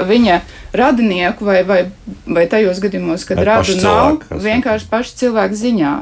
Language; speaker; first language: Latvian; native; Latvian